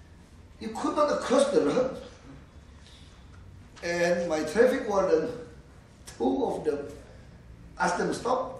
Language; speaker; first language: English; non-native, learner; Indonesian